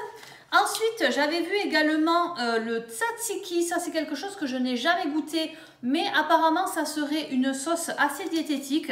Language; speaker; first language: French; native; French